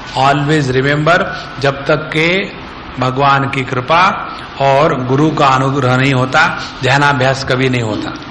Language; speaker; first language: Hindi; non-native, local second language; Marathi